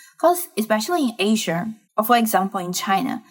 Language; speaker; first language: English; non-native, fluent; Chinese